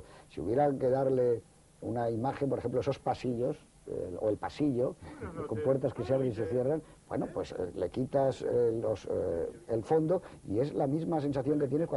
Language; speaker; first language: Spanish; native; Spanish